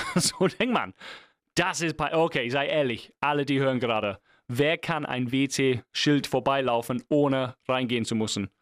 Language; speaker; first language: German; non-native, fluent; English